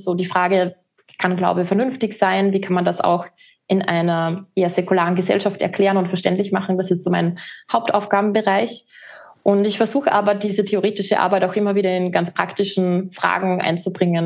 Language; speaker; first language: German; native; German